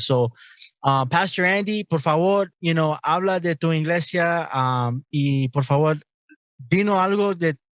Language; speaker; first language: Spanish; non-native, learner; English